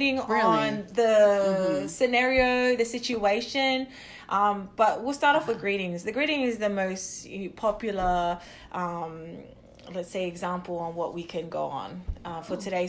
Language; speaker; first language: English; native; English